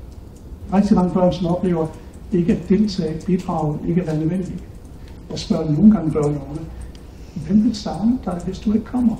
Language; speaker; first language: Danish; native; Danish